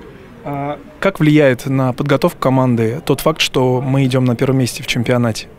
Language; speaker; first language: Russian; native; Russian